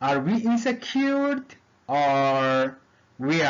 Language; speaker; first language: English; non-native, local second language; Amharic